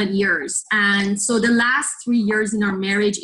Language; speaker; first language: English; non-native, fluent; Persian